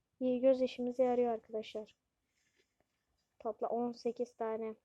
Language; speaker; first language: Turkish; native; Turkish